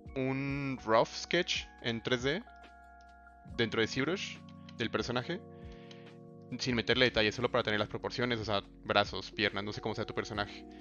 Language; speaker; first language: Spanish; native; Spanish